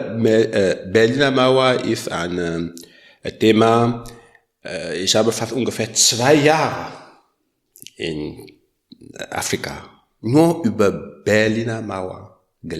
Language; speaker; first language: German; non-native, learner; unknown